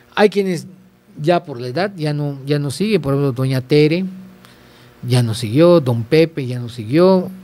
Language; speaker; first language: Spanish; native; Spanish